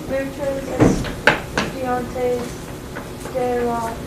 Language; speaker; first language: Spanish; non-native, learner; English